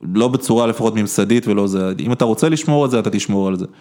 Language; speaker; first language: Hebrew; early bilingual, other home language; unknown